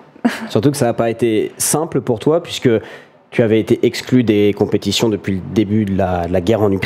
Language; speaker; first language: French; native; French